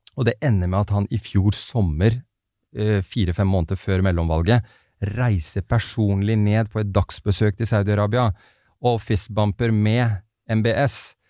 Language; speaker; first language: Norwegian; early bilingual, other home language; Persian